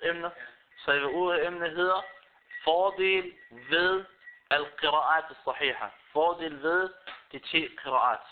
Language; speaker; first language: Danish; non-native, fluent; Arabic